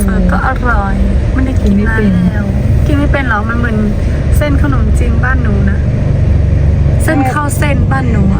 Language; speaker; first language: Thai; non-native, fluent; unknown